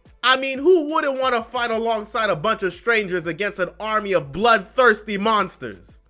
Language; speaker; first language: English; native; English